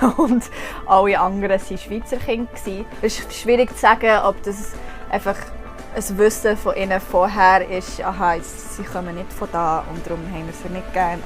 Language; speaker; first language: German; non-native, fluent; English